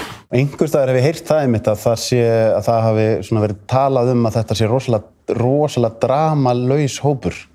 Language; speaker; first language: Icelandic; native; Icelandic